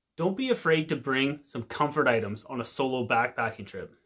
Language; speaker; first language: English; native; English